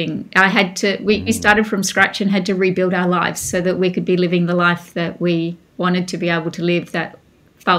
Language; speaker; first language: English; native; English